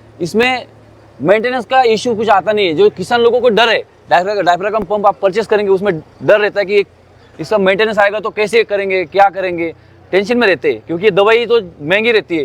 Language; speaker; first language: Hindi; non-native, local second language; Marathi